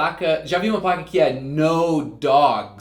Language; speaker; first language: Portuguese; non-native, fluent; English